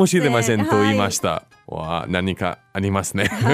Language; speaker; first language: Japanese; non-native, fluent; English